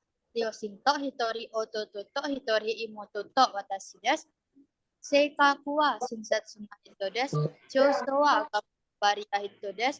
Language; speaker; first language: Japanese; non-native, learner; Indonesian